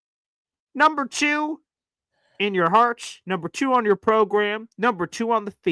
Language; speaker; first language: English; native; English